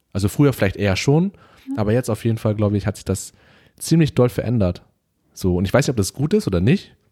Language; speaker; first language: German; early bilingual, other home language; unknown